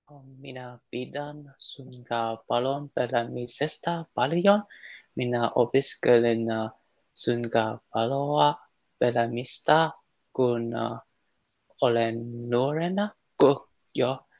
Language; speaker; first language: Finnish; non-native, learner; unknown